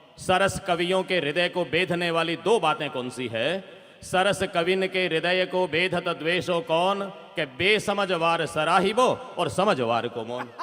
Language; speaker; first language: Hindi; non-native, local second language; Rajasthani